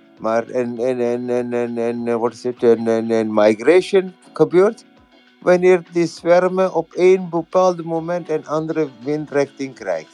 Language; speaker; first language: Dutch; non-native, fluent; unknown